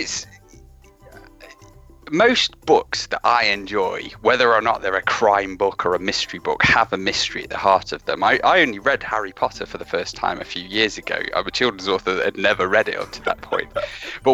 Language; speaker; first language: English; native; English